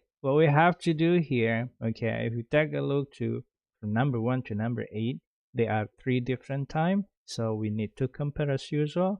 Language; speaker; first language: English; non-native, fluent; Indonesian